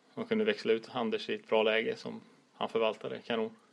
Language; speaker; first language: Swedish; native; Swedish